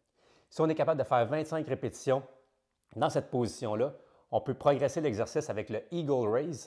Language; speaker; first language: French; native; French